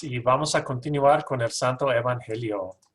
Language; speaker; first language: Spanish; non-native, fluent; English